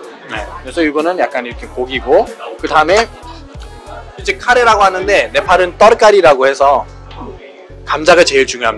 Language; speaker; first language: Korean; non-native, fluent; Nepali